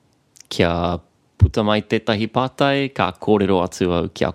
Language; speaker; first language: Māori; non-native, local second language; English